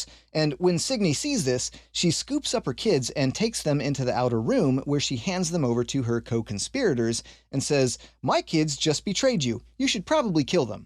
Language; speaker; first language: English; native; English